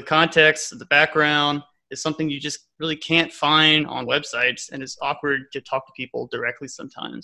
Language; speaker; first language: English; native; English